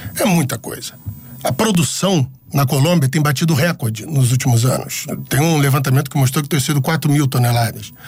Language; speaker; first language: Portuguese; native; Portuguese